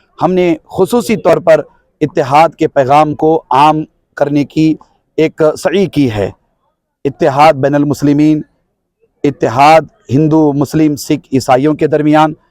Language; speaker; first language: Urdu; native; Urdu